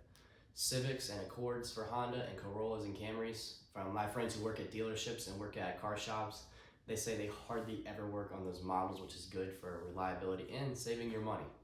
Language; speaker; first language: English; native; English